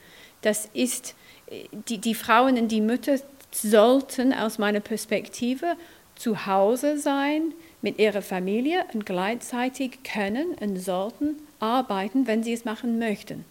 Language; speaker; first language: German; non-native, fluent; English